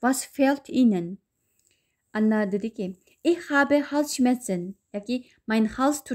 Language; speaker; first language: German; non-native, fluent; Uyghur